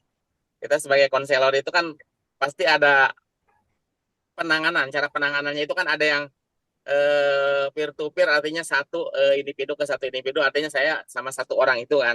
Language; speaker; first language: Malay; non-native, local second language; Sundanese